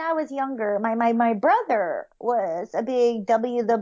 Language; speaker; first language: English; non-native, local second language; Filipino